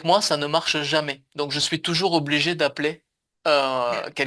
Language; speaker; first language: French; native; French